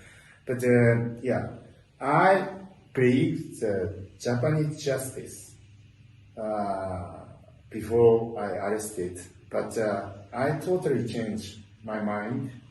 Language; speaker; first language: English; non-native, learner; Japanese